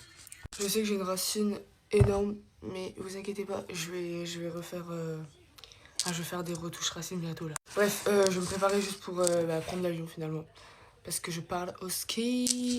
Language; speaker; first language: French; native; French